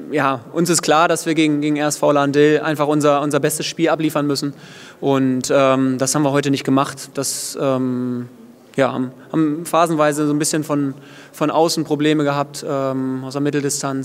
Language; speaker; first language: German; native; German